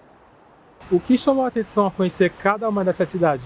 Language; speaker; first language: Portuguese; native; Portuguese